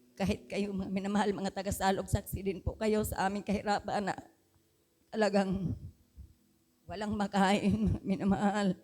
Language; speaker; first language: Filipino; non-native, local second language; Bikol